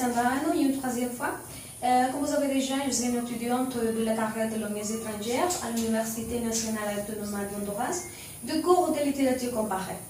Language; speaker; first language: French; non-native, learner; Spanish